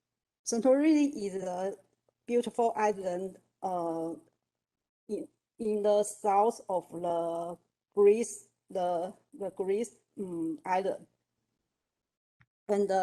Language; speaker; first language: English; non-native, learner; Chinese